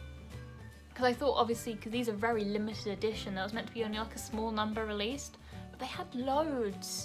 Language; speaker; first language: English; native; English